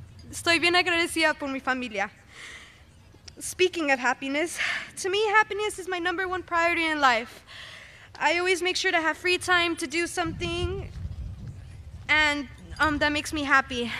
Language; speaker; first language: English; early bilingual, other home language; Spanish